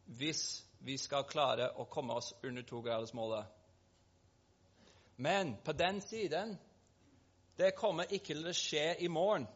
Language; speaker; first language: Norwegian; non-native, fluent; English